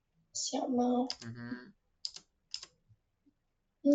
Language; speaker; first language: Chinese; non-native, learner; Vietnamese